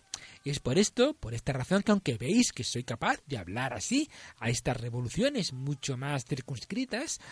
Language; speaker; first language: Spanish; native; Spanish